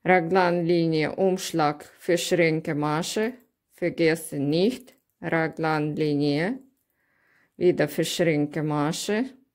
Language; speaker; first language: German; non-native, learner; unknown